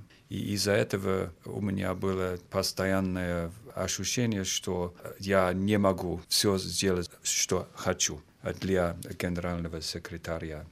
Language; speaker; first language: Russian; non-native, fluent; Finnish